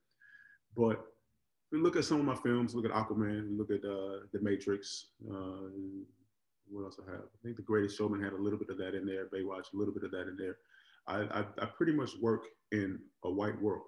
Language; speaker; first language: English; native; English